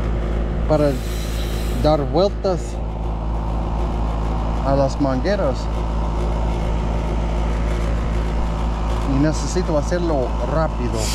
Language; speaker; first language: Spanish; non-native, fluent; English